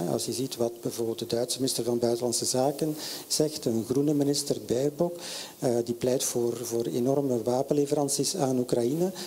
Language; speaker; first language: Dutch; native; Dutch